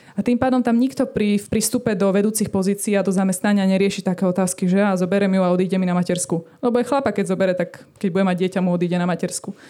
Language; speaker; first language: Slovak; native; Slovak